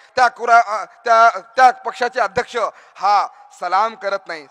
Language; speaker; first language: Marathi; non-native, local second language; Urdu